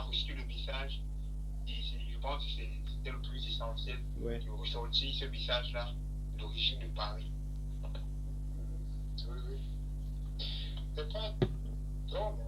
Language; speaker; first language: French; non-native, learner; English